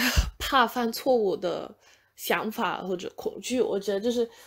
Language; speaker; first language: Chinese; non-native, fluent; English